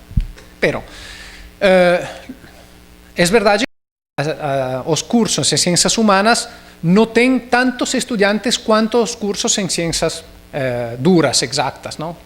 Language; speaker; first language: Portuguese; non-native, learner; Italian